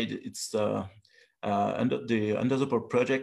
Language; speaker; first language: English; non-native, fluent; French